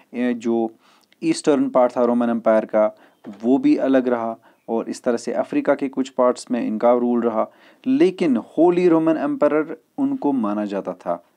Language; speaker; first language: Hindi; non-native, local second language; Kashmiri